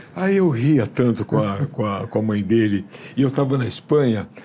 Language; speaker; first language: Portuguese; early bilingual, other home language; Hungarian